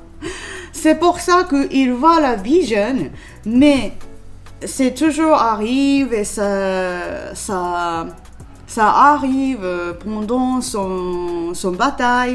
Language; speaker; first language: French; non-native, learner; Japanese